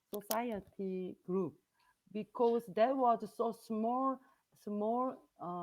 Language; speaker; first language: English; non-native, learner; Korean